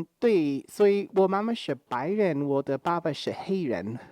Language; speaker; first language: Chinese; non-native, learner; English